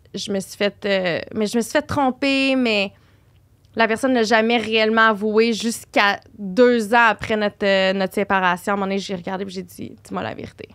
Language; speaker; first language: French; native; French